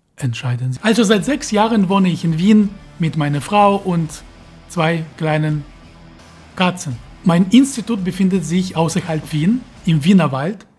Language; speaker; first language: German; non-native, fluent; Russian